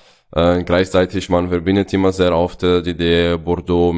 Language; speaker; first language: German; non-native, fluent; Italian